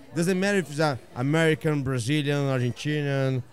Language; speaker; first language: English; non-native, fluent; Portuguese